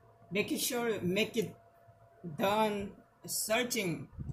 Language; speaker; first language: English; non-native, learner; Korean